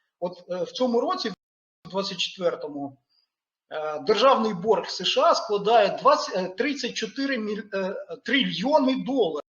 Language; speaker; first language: Ukrainian; native; Ukrainian